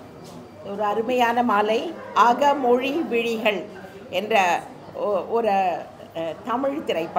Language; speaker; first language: Tamil; native; Tamil